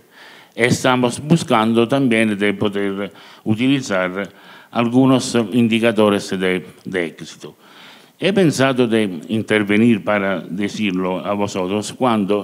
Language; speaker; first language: Spanish; non-native, learner; Italian